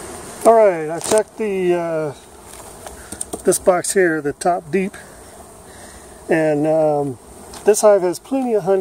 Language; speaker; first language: English; native; English